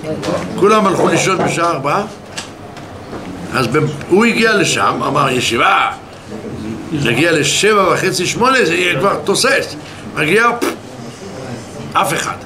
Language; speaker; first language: Hebrew; non-native, fluent; French